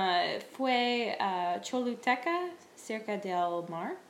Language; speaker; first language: Spanish; non-native, learner; English